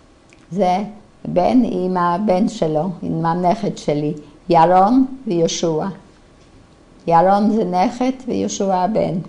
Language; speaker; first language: Hebrew; non-native, fluent; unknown